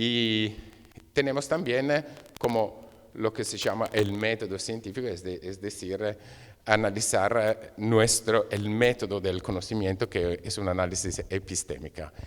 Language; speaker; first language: Spanish; non-native, fluent; Italian